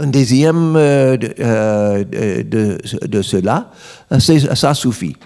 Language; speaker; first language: French; non-native, learner; English